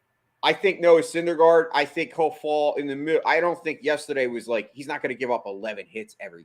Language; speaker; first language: English; native; English